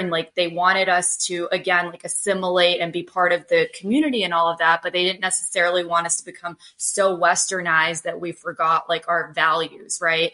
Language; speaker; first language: English; native; English